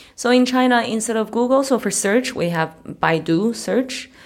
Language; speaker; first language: English; early bilingual, other home language; Chinese